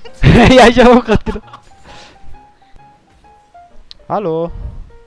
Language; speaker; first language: German; native; German